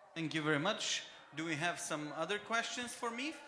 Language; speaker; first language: English; non-native, fluent; Macedonian